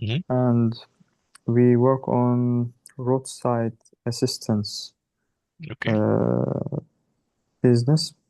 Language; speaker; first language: English; non-native, learner; Turkish